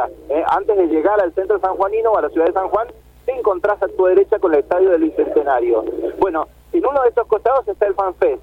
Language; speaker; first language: Spanish; native; Spanish